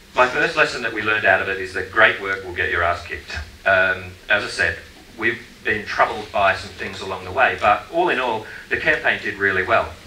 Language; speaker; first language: English; native; English